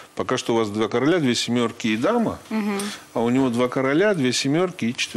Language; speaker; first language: Russian; native; Russian